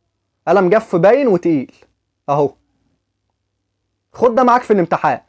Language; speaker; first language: Arabic; native; Arabic